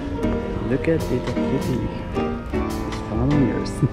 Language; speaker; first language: English; non-native, fluent; Chinese